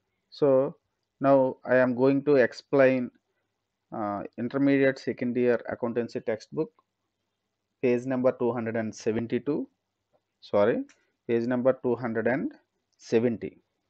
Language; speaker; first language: English; non-native, local second language; Telugu